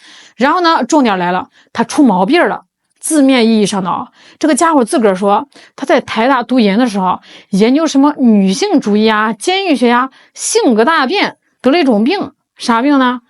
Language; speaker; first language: Chinese; native; Chinese